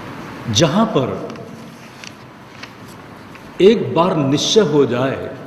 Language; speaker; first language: Hindi; native; Hindi